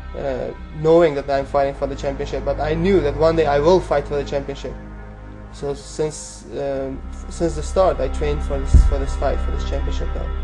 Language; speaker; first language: English; non-native, fluent; Persian